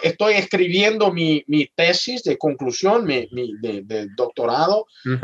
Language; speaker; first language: Spanish; non-native, fluent; Portuguese